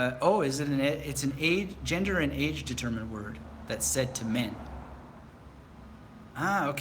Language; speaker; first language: English; native; English